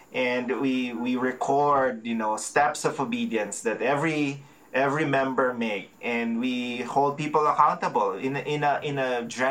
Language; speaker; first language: English; non-native, local second language; Filipino